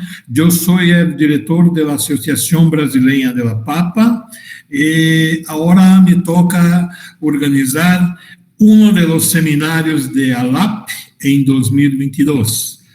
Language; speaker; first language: Spanish; non-native, fluent; Portuguese